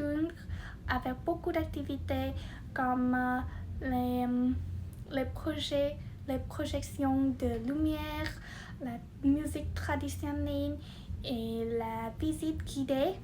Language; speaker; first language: French; non-native, learner; Vietnamese